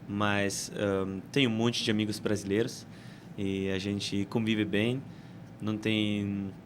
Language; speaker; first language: Portuguese; non-native, fluent; Italian